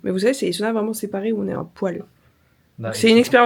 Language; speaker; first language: French; native; French